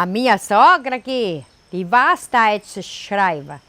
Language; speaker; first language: German; early bilingual, heritage; German